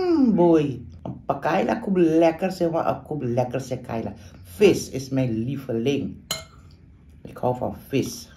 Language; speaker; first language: Dutch; non-native, local second language; Caribbean Hindustani